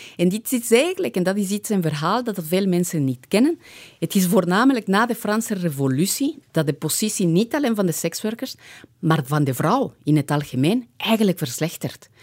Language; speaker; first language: Dutch; non-native, fluent; Spanish